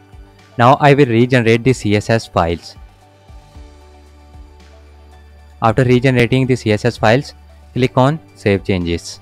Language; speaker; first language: English; non-native, fluent; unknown